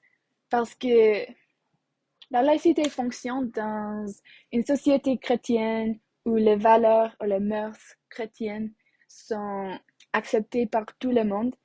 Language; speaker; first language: French; non-native, learner; English